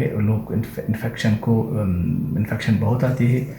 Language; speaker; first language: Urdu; non-native, learner; Persian